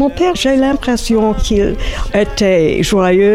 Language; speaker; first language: French; non-native, fluent; English